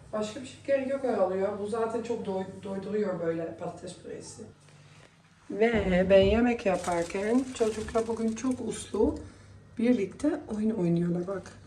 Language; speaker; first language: Turkish; non-native, fluent; Dutch